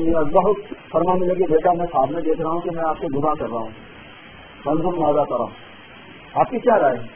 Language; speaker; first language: Urdu; native; Urdu